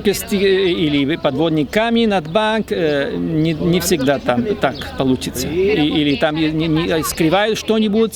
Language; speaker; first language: Russian; non-native, fluent; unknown